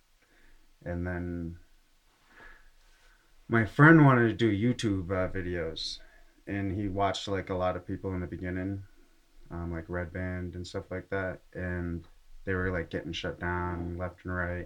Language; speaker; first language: English; native; English